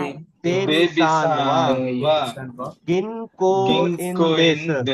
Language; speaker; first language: Japanese; non-native, learner; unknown